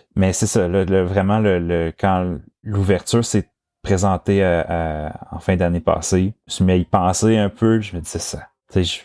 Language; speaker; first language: French; native; French